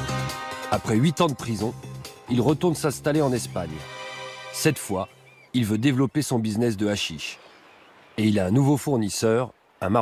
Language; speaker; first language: French; native; French